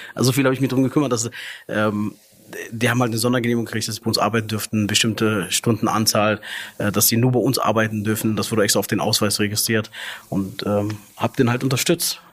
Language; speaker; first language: German; early bilingual, other home language; Arabic